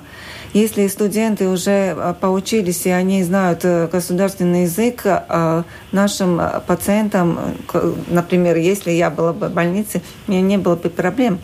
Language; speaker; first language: Russian; non-native, local second language; Latvian